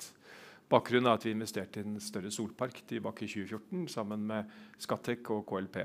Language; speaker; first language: Norwegian; native; Norwegian